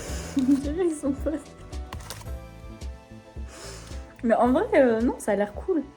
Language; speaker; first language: French; native; French